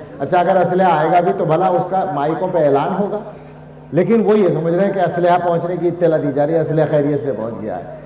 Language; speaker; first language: Urdu; native; Urdu